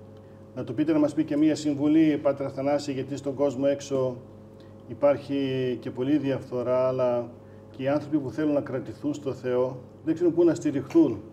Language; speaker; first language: Greek; native; Greek